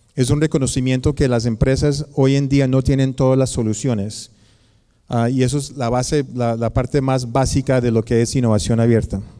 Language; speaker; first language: Spanish; early bilingual, heritage; Spanish